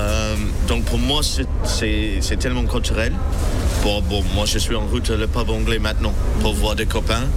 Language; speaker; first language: French; non-native, learner; English